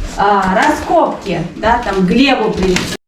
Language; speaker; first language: Russian; native; Russian